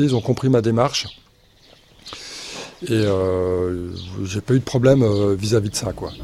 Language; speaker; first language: French; native; French